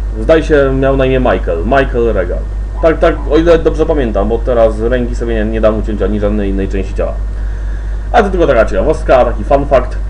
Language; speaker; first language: Polish; native; Polish